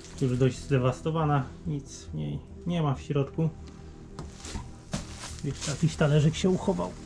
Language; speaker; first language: Polish; native; Polish